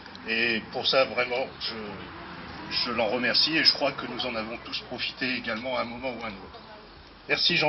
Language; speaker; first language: French; native; French